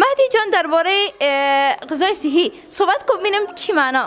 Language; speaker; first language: Persian; native; Persian